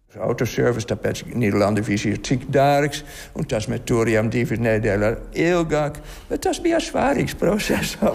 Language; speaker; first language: Latvian; non-native, learner; Dutch